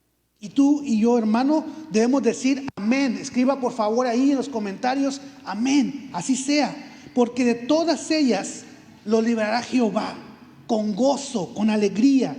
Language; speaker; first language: Spanish; native; Spanish